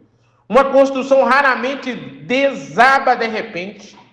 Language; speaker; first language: Portuguese; native; Portuguese